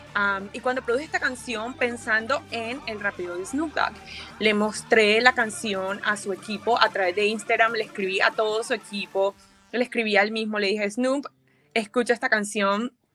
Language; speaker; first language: Spanish; native; Spanish